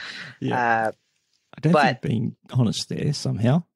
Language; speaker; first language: English; native; English